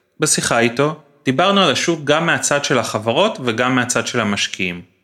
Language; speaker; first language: Hebrew; native; Hebrew